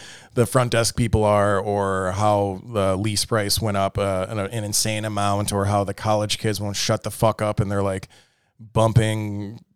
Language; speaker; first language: English; native; English